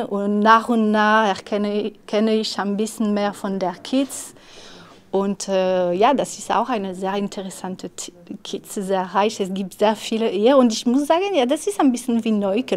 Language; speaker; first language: German; non-native, fluent; French